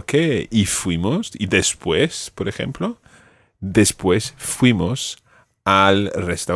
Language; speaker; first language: Spanish; non-native, fluent; English